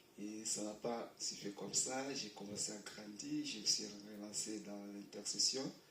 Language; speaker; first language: French; non-native, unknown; Portuguese